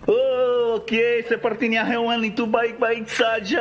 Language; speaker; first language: Indonesian; non-native, learner; Portuguese